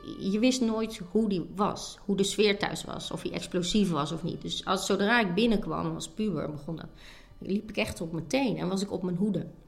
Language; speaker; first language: Dutch; native; Dutch